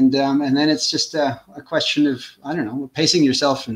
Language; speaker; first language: English; native; English